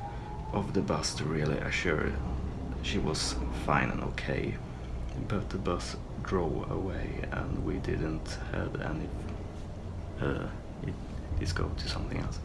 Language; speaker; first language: English; non-native, fluent; Swedish